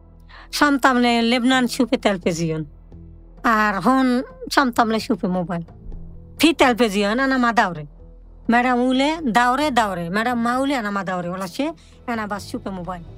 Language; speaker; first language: Arabic; non-native, learner; Bangla